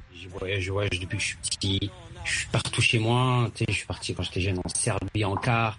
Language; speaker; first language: French; early bilingual, other home language; Arabic